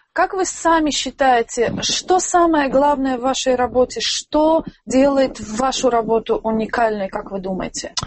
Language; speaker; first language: Russian; non-native, local second language; Tajik